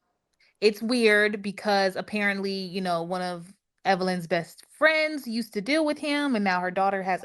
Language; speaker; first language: English; native; English